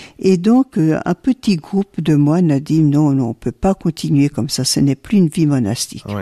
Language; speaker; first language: French; early bilingual, other home language; Italian